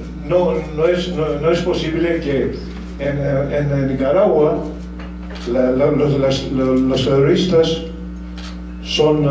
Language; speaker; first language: Spanish; non-native, fluent; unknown